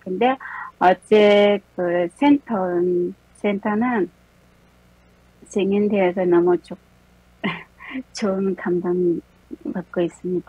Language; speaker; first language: Korean; non-native, fluent; Mongolian